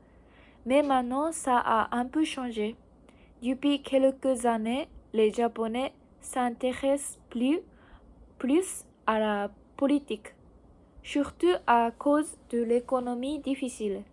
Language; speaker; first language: French; non-native, learner; Japanese